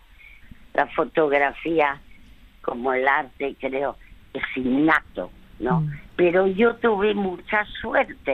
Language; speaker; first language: Spanish; early bilingual, other home language; French